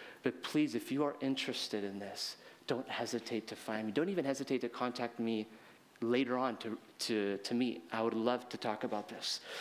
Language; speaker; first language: English; early bilingual, heritage; English